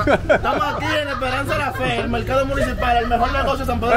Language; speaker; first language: Spanish; native; Spanish